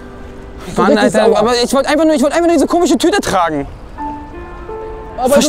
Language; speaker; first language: German; native; German